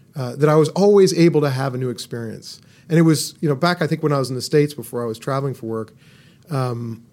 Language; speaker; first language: English; native; English